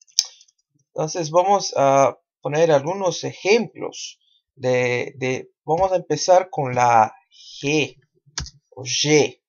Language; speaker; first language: Spanish; non-native, fluent; Portuguese